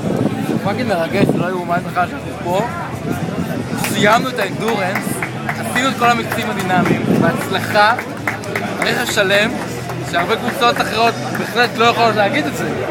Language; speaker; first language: Hebrew; native; Hebrew